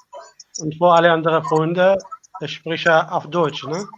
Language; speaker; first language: German; non-native, learner; Arabic